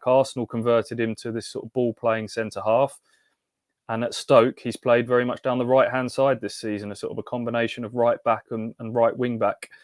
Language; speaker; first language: English; native; English